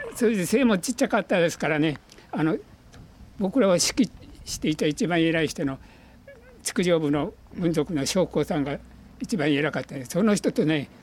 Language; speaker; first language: Japanese; native; Japanese